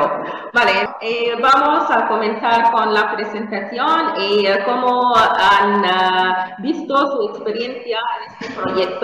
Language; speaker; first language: Spanish; non-native, fluent; Arabic